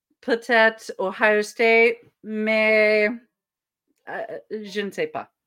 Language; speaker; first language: French; non-native, learner; English